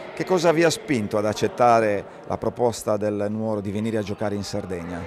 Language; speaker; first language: Italian; native; Italian